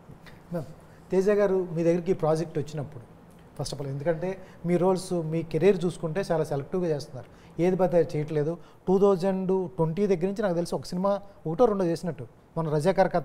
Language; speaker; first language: Telugu; native; Telugu